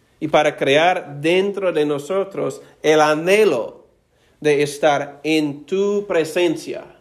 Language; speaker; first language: Spanish; non-native, fluent; English